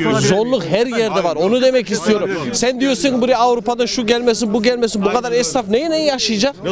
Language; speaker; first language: Turkish; early bilingual, heritage; Turkish